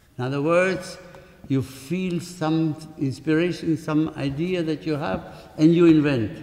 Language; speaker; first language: English; non-native, fluent; Spanish